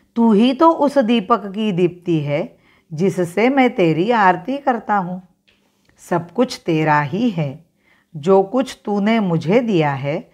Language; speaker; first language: Hindi; non-native, local second language; Marathi